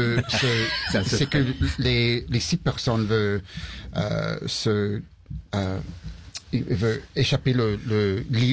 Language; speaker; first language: French; early bilingual, heritage; English